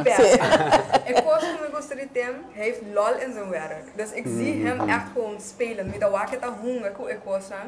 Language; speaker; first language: Dutch; non-native, local second language; Papiamento